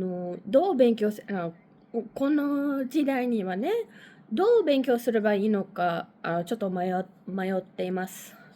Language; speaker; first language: Japanese; non-native, learner; English